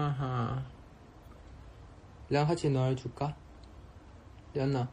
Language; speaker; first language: Korean; non-native, fluent; Thai